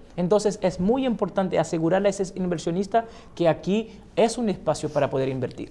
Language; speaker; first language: Spanish; non-native, fluent; Haitian Creole